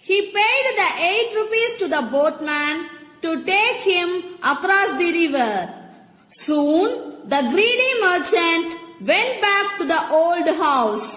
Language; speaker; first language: English; non-native, local second language; Tamil